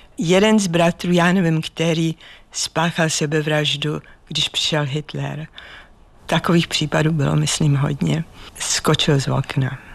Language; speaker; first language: Czech; native; Czech